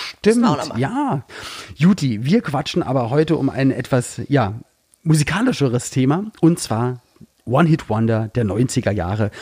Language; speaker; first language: German; native; German